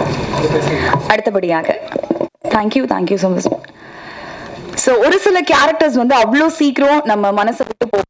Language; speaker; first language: Tamil; native; Tamil